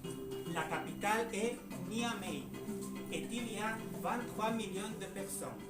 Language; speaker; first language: French; non-native, learner; Spanish